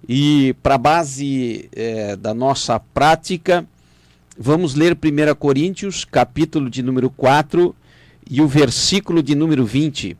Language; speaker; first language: Portuguese; native; Portuguese